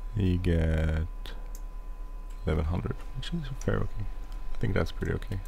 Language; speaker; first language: English; non-native, fluent; Swedish